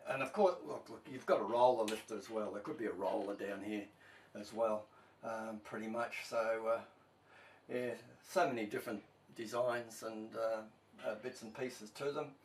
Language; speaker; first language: English; native; English